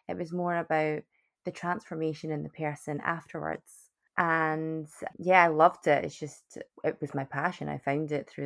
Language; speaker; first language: English; native; English